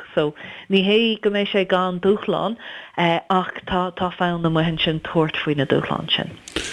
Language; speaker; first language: Irish; native; Irish